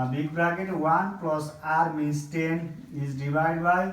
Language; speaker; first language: English; non-native, local second language; Nepali